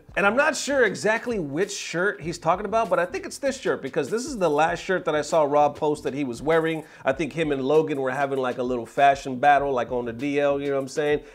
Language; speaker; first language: English; native; English